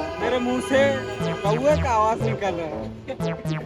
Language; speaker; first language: Hindi; non-native, learner; Bangla